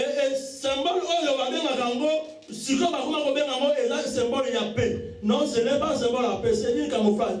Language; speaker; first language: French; non-native, local second language; Lingala